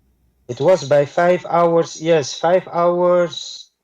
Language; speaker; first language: English; non-native, learner; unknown